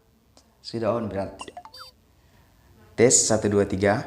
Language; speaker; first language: Malay; native; Malay